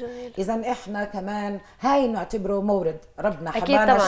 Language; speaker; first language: Arabic; native; Arabic